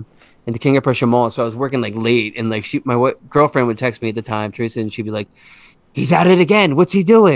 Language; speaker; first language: English; native; English